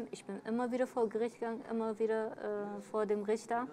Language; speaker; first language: German; early bilingual, other home language; Kurdish